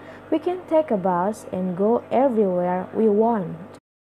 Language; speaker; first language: English; non-native, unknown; Indonesian